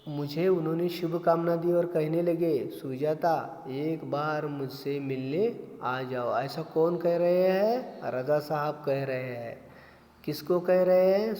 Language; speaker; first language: Hindi; non-native, local second language; Marathi